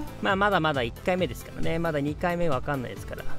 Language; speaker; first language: Japanese; native; Japanese